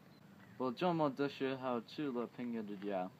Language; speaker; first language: Chinese; non-native, learner; English